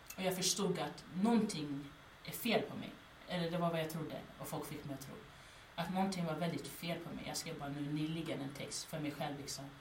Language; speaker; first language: Swedish; native; Swedish